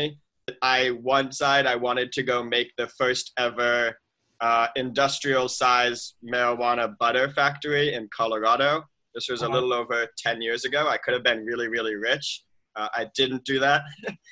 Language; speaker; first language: English; native; English